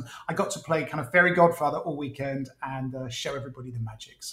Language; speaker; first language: English; native; English